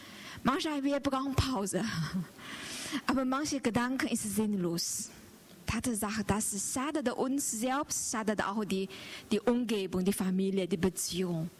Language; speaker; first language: German; non-native, learner; Chinese